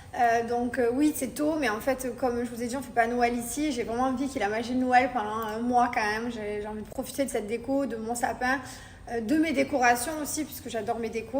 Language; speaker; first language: French; native; French